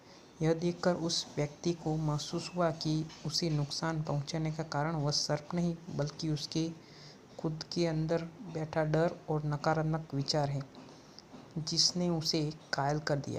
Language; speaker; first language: Hindi; native; Hindi